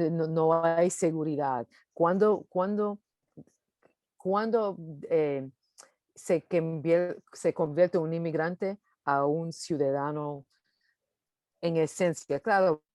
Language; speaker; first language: Spanish; early bilingual, heritage; English